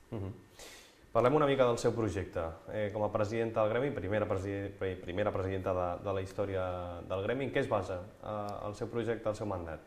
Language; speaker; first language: Catalan; native; Catalan